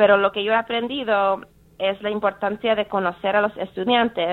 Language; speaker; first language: Spanish; non-native, fluent; English